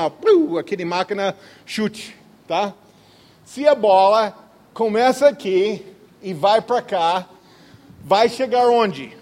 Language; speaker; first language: Portuguese; non-native, fluent; English